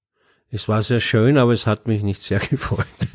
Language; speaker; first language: German; native; German